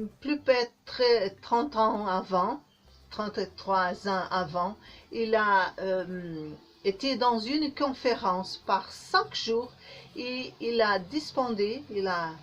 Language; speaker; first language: French; non-native, learner; Portuguese